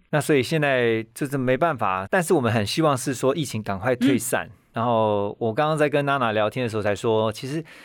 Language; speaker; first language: Chinese; native; Chinese